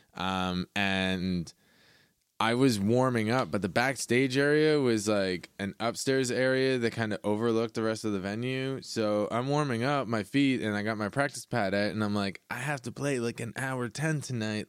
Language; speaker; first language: English; native; English